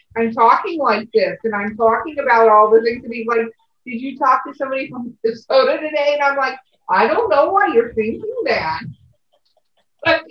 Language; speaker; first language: English; native; English